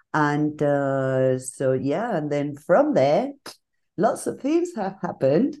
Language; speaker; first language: English; non-native, fluent; Spanish